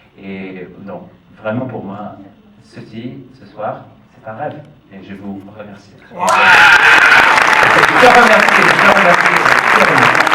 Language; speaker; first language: French; non-native, fluent; English